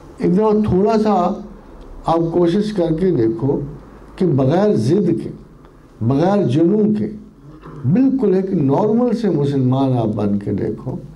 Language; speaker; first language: Urdu; non-native, local second language; Punjabi